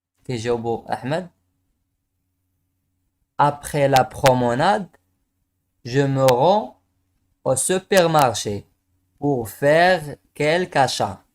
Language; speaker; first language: French; non-native, local second language; Arabic